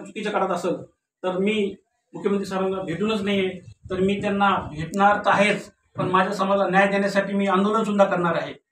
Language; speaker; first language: Marathi; non-native, local second language; Lambadi